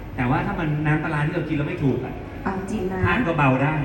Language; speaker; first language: Thai; native; Thai